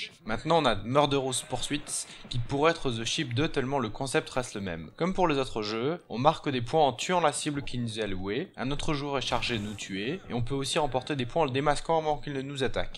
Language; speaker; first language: French; native; French